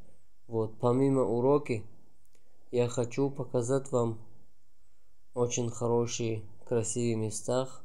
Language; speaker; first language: Russian; non-native, learner; Tajik